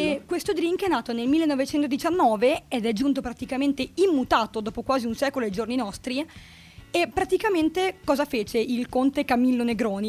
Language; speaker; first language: Italian; native; Italian